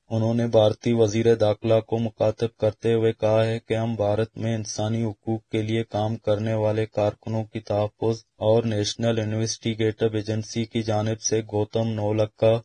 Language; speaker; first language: Urdu; non-native, local second language; Baluchi